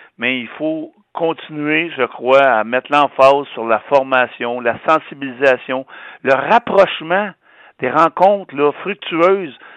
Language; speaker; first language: French; native; French